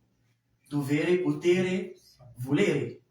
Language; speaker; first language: Italian; non-native, fluent; French